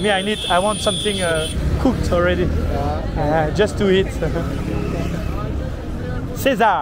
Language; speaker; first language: English; non-native, fluent; French